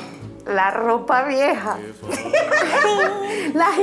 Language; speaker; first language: Spanish; native; Spanish